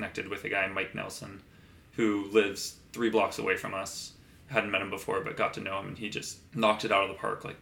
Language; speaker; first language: English; native; English